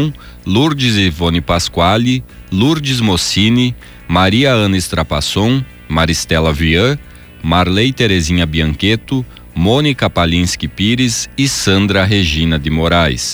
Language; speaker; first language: Portuguese; native; Portuguese